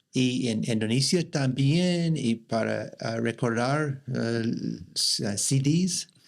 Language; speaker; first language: Spanish; non-native, learner; English